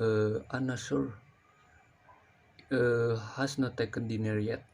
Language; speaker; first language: English; non-native, learner; Indonesian